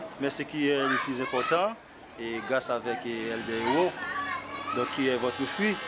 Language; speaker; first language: French; non-native, local second language; Haitian Creole